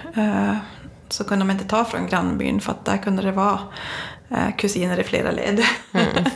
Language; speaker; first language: Swedish; native; Swedish